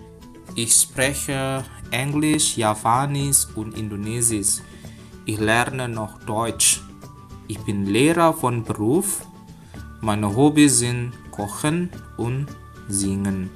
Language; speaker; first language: German; non-native, fluent; Indonesian